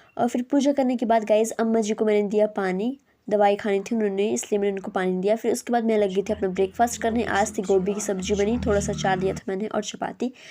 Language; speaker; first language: Hindi; native; Hindi